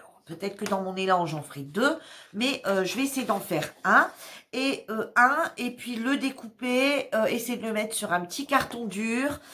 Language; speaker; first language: French; native; French